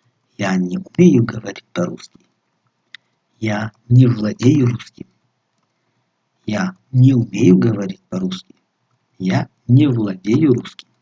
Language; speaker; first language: Russian; non-native, local second language; Tajik